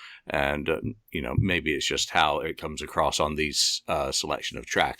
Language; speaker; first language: English; native; English